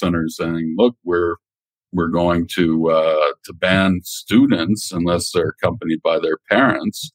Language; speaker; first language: English; native; English